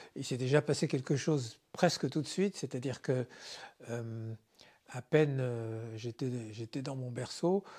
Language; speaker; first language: French; native; French